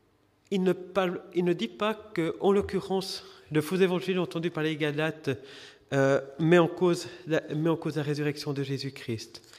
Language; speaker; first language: French; native; French